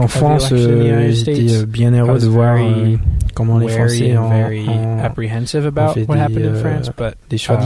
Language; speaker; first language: French; non-native, fluent; English